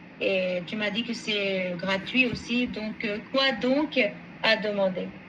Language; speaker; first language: French; non-native, fluent; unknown